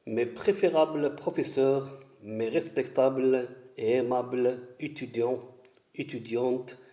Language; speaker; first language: French; non-native, local second language; Arabic